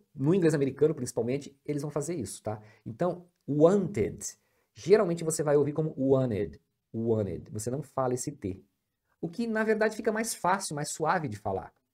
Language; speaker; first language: Portuguese; native; Portuguese